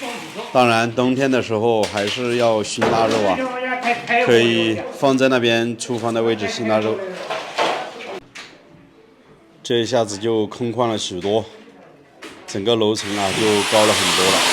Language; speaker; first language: Chinese; native; Chinese